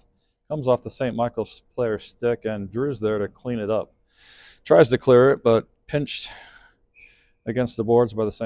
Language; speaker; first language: English; native; English